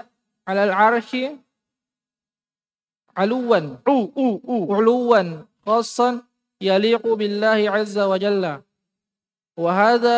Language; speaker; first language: Arabic; non-native, learner; Indonesian